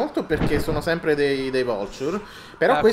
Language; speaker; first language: Italian; native; Italian